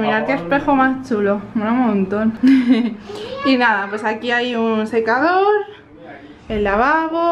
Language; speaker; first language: Spanish; native; Spanish